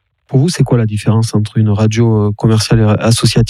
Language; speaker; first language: French; native; French